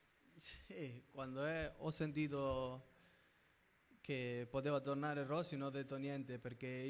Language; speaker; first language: Italian; non-native, fluent; Spanish